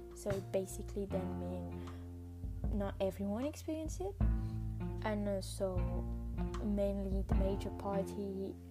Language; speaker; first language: English; non-native, fluent; French